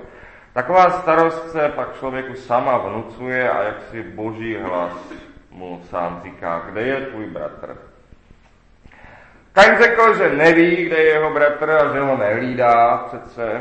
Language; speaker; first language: Czech; native; Czech